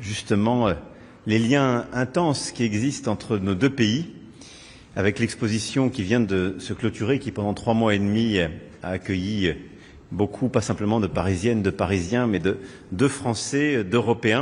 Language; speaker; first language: French; native; French